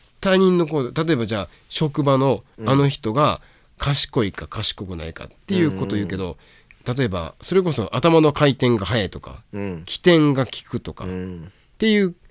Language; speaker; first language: Japanese; native; Japanese